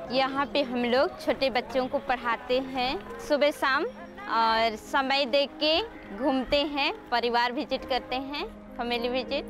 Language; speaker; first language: Hindi; non-native, local second language; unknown